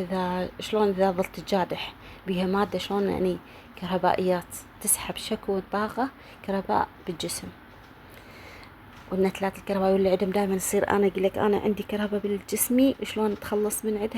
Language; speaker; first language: Arabic; native; Arabic